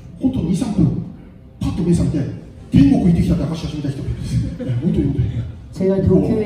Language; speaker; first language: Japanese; non-native, fluent; Korean